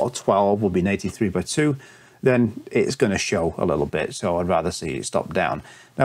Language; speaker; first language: English; native; English